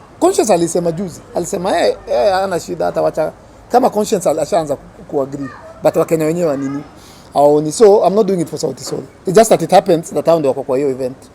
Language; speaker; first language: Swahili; native; Swahili